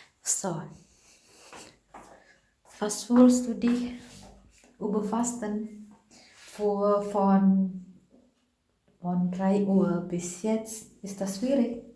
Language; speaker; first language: German; non-native, learner; Indonesian